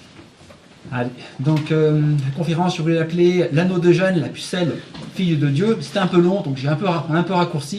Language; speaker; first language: French; native; French